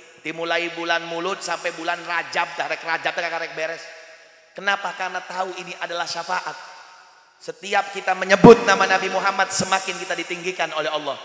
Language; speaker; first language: Malay; non-native, local second language; Sundanese